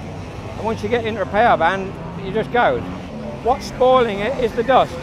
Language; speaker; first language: English; native; English